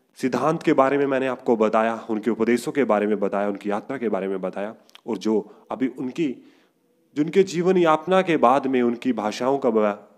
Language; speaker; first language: Hindi; non-native, local second language; Punjabi